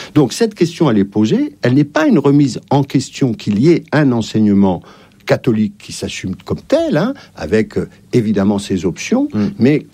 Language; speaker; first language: French; native; French